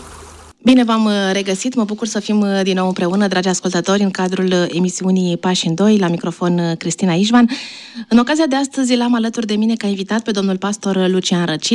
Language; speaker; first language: Romanian; native; Romanian